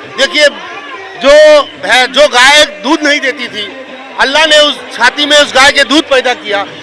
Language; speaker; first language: Hindi; native; Hindi